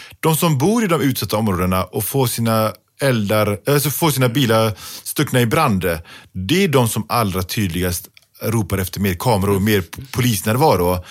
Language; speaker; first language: Swedish; early bilingual, other home language; Pashto